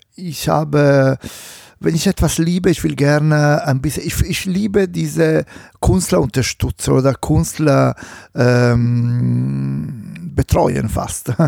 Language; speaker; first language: German; non-native, fluent; Italian